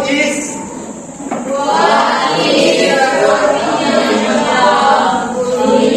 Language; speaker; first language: English; non-native, learner; Indonesian